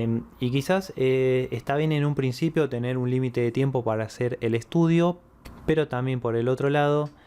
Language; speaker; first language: Spanish; native; Spanish